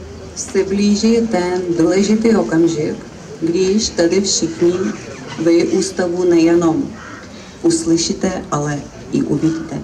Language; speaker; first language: Czech; non-native, learner; Lithuanian